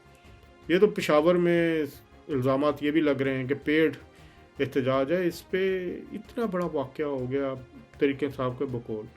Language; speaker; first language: Urdu; native; Urdu